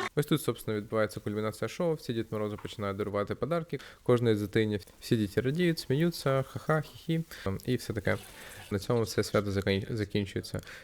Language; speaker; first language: Ukrainian; native; Ukrainian